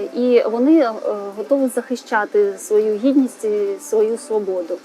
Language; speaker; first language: Ukrainian; non-native, fluent; Russian